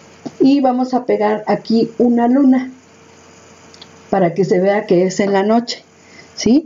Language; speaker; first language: Spanish; native; Spanish